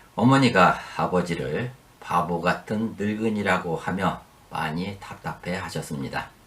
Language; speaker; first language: Korean; native; Korean